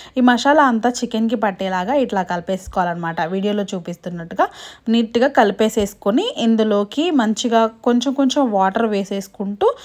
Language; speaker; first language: Telugu; non-native, local second language; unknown